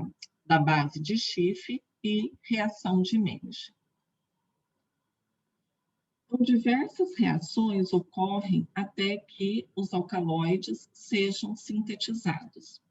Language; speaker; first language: Portuguese; native; Portuguese